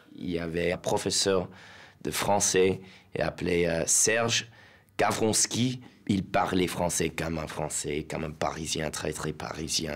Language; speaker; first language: French; non-native, learner; English